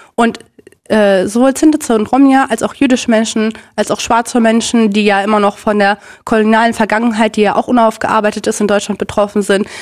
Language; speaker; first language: German; native; German